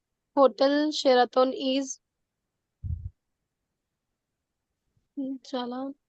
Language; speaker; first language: English; non-native, learner; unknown